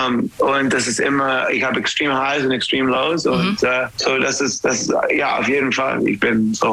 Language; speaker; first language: German; non-native, learner; English